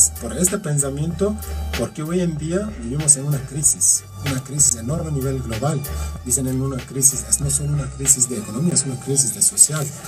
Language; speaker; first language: Spanish; non-native, learner; Kurdish